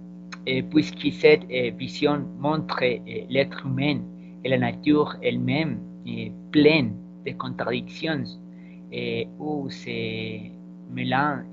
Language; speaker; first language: French; non-native, learner; Spanish